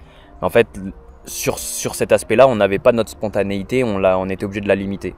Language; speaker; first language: French; native; French